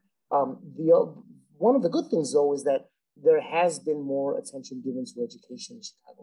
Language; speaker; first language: English; native; English